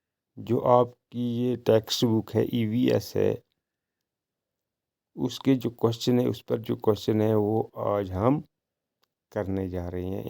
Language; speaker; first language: Hindi; non-native, local second language; Kashmiri